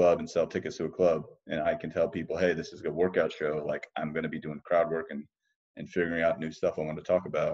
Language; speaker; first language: English; native; English